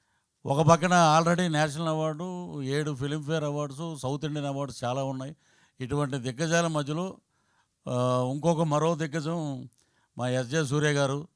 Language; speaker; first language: Telugu; native; Telugu